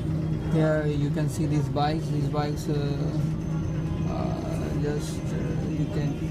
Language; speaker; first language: English; non-native, fluent; Urdu